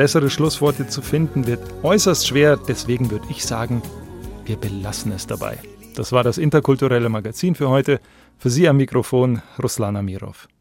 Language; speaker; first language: German; native; German